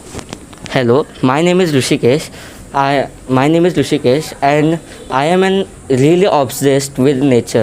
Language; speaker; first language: English; non-native, learner; Marathi